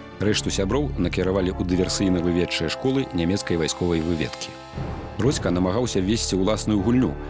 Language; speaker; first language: Belarusian; native; Belarusian